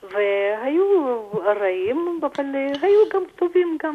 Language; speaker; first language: Hebrew; non-native, fluent; Russian